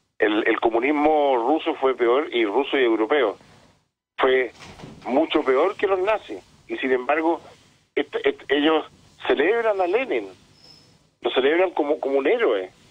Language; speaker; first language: Spanish; native; Spanish